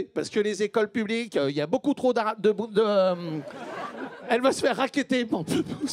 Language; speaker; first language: French; native; French